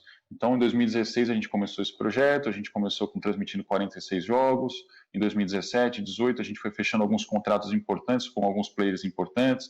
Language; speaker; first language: Portuguese; native; Portuguese